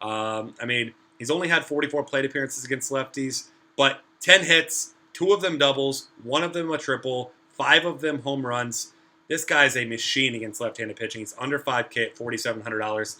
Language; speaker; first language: English; native; English